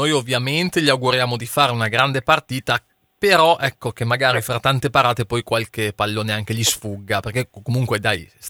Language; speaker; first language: Italian; native; Italian